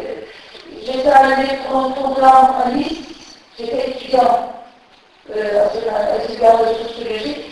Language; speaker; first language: French; non-native, fluent; Turkish